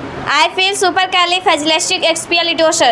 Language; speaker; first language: English; non-native, learner; Hindi